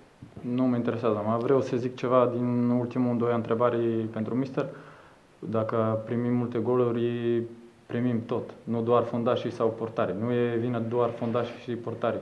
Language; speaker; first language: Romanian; non-native, learner; Bulgarian